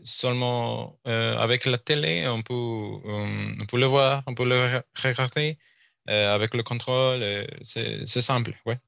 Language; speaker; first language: French; non-native, learner; Spanish